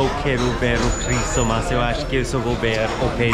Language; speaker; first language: Portuguese; non-native, learner; English